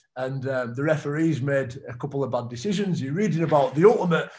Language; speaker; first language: English; native; English